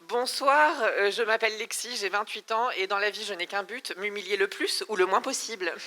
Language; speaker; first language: French; native; French